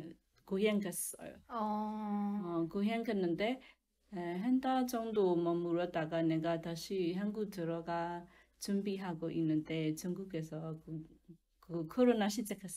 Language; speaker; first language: Korean; non-native, learner; Burmese